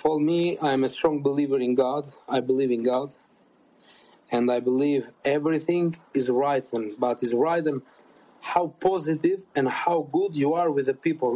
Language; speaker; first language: English; non-native, fluent; Albanian